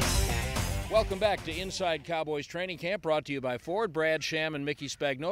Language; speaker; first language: English; native; English